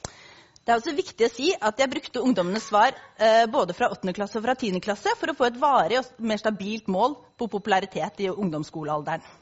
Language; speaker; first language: Norwegian; native; Norwegian